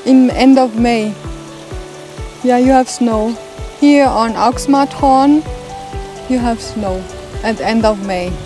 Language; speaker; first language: English; non-native, learner; German